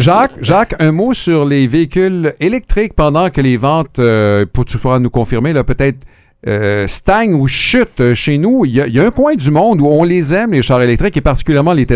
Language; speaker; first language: French; native; French